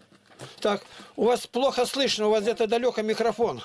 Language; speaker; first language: Russian; native; Russian